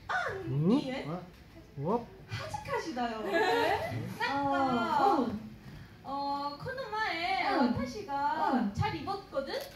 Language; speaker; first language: Japanese; non-native, learner; Korean